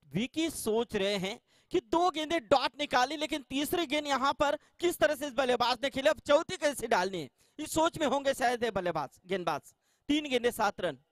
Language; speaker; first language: Hindi; non-native, local second language; Marathi